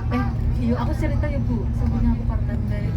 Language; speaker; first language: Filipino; non-native, learner; Indonesian